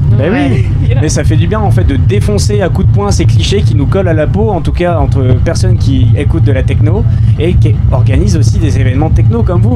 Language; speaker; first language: French; native; French